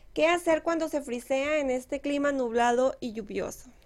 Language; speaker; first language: Spanish; native; Spanish